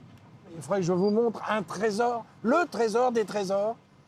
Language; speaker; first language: French; native; French